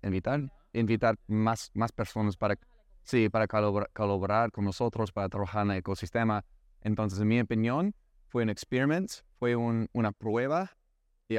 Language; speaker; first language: Spanish; non-native, learner; English